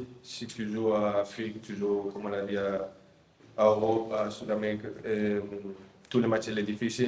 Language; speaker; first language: French; non-native, learner; Spanish